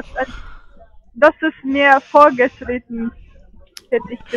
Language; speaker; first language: German; non-native, fluent; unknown